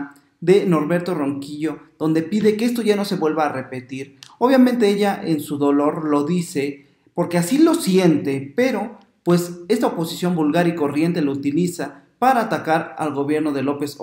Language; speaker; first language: Spanish; native; Spanish